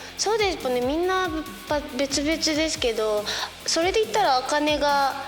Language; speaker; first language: Japanese; native; Japanese